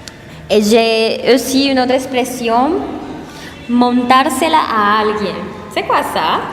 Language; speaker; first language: French; non-native, learner; Spanish